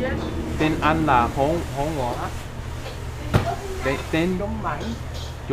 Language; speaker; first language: Vietnamese; non-native, learner; English